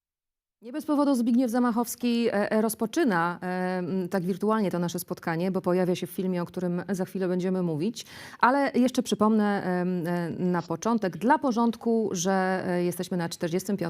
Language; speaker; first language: Polish; native; Polish